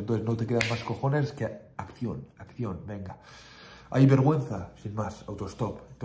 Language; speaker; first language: Spanish; native; Spanish